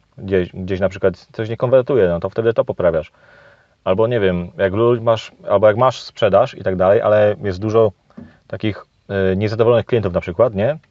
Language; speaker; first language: Polish; native; Polish